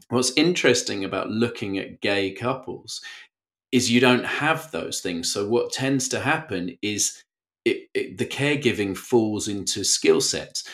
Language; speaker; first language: English; native; English